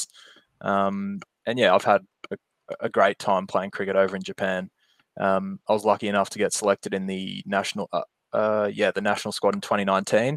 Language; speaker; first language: English; non-native, local second language; Japanese